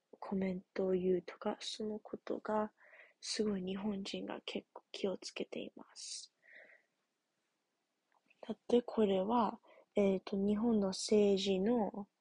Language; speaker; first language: Japanese; non-native, learner; English